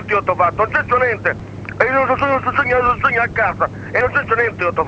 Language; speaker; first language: Italian; non-native, learner; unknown